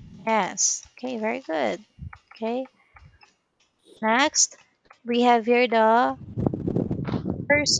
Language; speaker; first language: English; non-native, local second language; Filipino